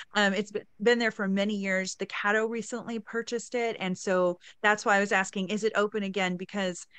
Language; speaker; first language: English; native; English